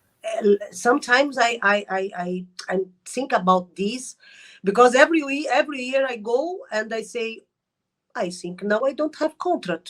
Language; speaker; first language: English; non-native, learner; Arabic